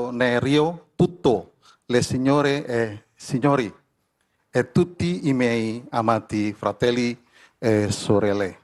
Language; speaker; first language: Italian; non-native, learner; Indonesian